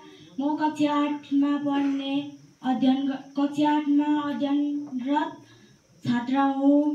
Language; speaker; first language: Nepali; native; Nepali